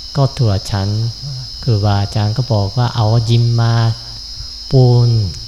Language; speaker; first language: Thai; non-native, fluent; Japanese